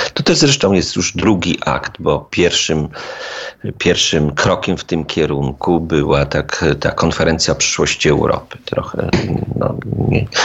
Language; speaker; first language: Polish; native; Polish